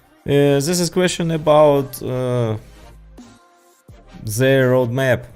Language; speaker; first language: English; non-native, learner; Ukrainian